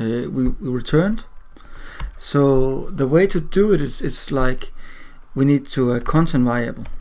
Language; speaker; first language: English; non-native, learner; Danish